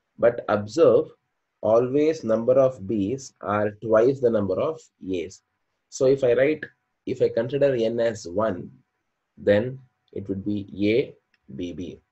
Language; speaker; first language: English; non-native, local second language; Kannada